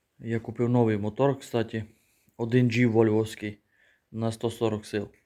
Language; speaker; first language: Ukrainian; native; Ukrainian